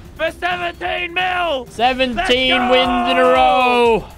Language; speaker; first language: English; native; English